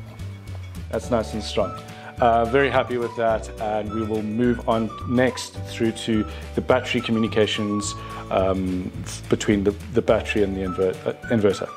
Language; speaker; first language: English; native; English